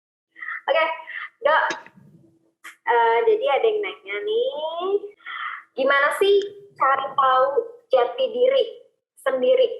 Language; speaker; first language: Indonesian; native; Indonesian